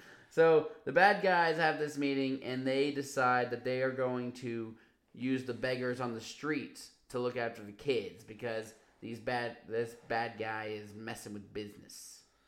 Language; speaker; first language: English; native; English